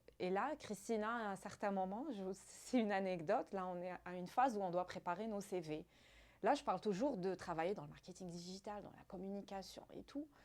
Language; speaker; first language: French; non-native, local second language; Arabic